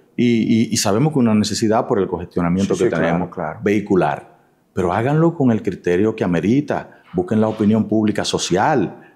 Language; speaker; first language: Spanish; native; Spanish